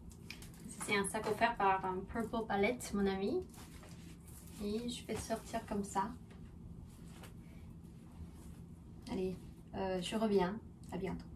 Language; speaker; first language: French; non-native, fluent; Korean